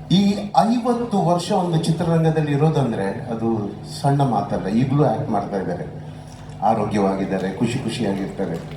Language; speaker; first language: Kannada; non-native, local second language; Tulu